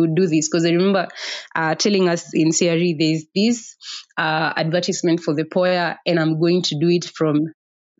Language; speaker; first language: English; non-native, local second language; Kikuyu